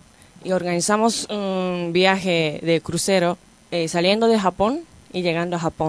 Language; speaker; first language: Spanish; non-native, fluent; Japanese